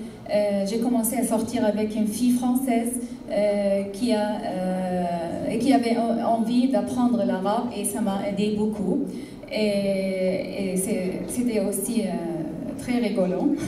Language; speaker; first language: French; non-native, fluent; Arabic